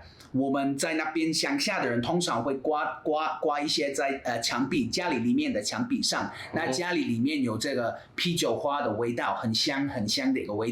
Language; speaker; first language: Chinese; non-native, fluent; English